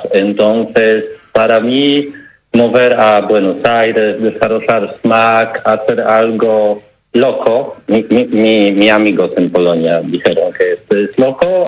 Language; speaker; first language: Spanish; non-native, learner; Polish